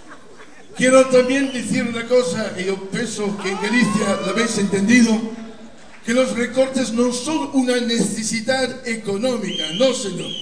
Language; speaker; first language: Spanish; non-native, fluent; Italian